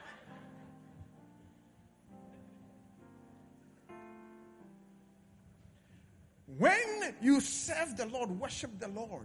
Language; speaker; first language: English; non-native, local second language; Akan